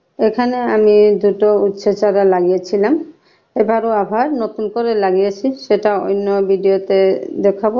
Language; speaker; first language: Bangla; non-native, local second language; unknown